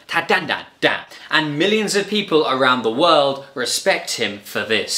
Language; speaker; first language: English; native; English